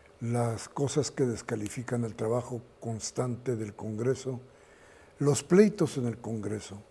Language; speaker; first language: Spanish; native; Spanish